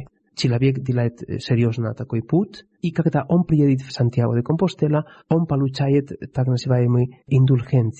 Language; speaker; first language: Russian; non-native, fluent; Spanish